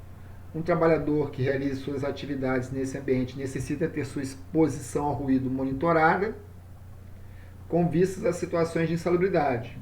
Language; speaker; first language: Portuguese; native; Portuguese